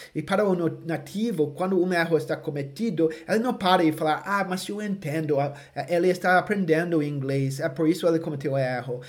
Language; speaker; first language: Portuguese; non-native, fluent; English